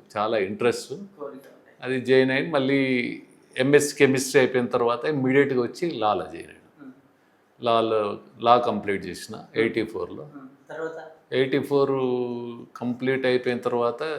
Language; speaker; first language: Telugu; native; Telugu